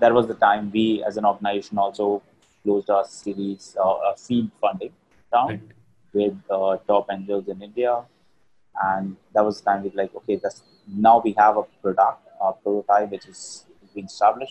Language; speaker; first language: English; non-native, local second language; Hindi